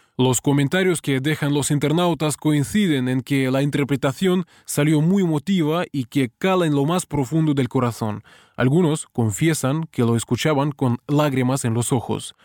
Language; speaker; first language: Spanish; non-native, fluent; Russian